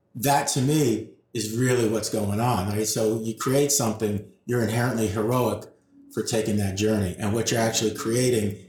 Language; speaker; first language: English; native; English